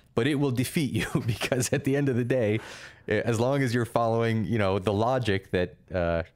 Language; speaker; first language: English; early bilingual, other home language; Russian